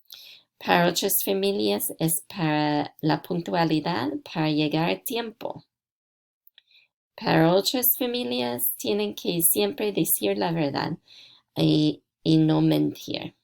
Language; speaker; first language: Spanish; non-native, fluent; English